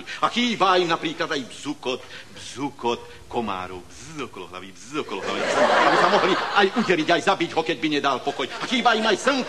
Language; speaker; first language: Slovak; native; Slovak